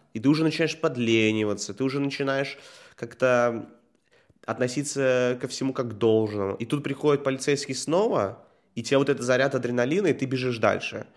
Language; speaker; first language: Russian; native; Russian